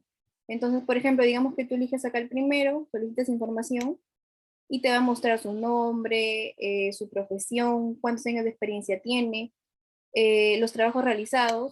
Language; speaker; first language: Spanish; native; Spanish